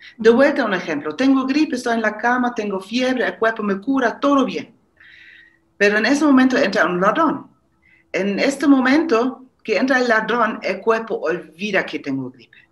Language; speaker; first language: Spanish; non-native, fluent; German